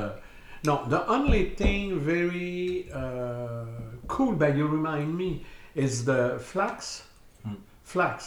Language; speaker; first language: English; non-native, learner; French